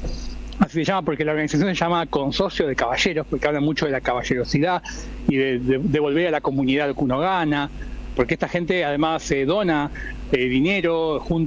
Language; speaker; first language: Spanish; native; Spanish